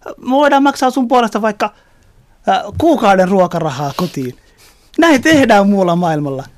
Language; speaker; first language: Finnish; early bilingual, other home language; Somali